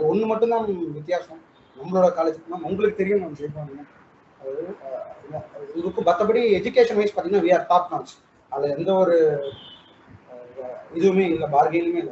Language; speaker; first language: Tamil; native; Tamil